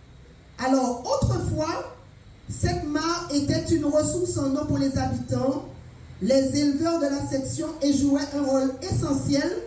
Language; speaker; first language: French; native; French